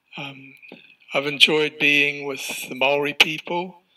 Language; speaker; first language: English; native; English